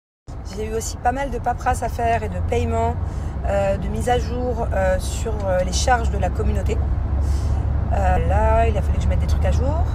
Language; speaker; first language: French; native; French